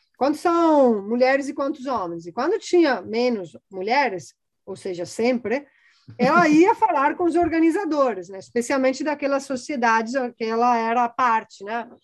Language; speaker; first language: Portuguese; non-native, fluent; Italian